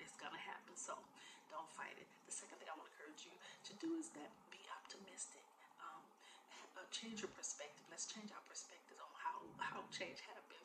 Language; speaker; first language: English; native; English